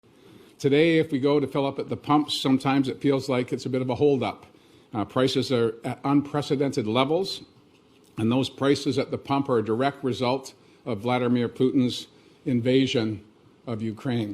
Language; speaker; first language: English; native; English